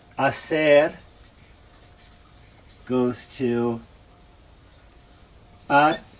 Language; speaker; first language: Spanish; non-native, learner; English